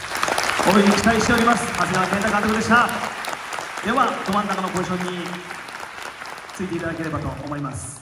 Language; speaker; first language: Japanese; native; Japanese